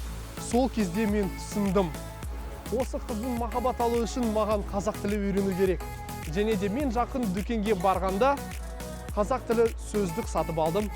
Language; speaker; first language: Kazakh; non-native, learner; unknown